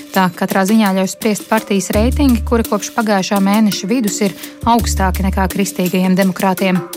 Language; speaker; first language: Latvian; native; Latvian